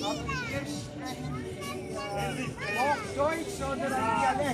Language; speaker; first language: German; non-native, learner; English